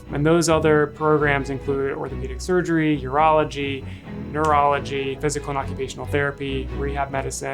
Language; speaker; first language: English; native; English